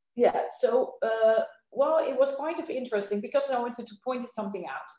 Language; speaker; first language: English; non-native, fluent; Dutch